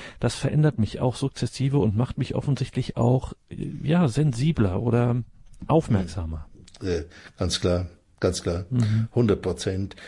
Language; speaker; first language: German; native; German